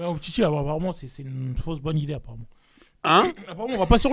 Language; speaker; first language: French; native; French